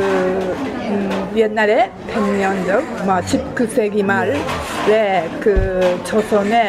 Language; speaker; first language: Korean; non-native, fluent; Japanese